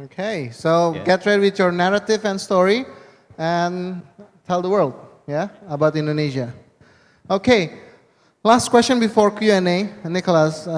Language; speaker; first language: English; non-native, fluent; Indonesian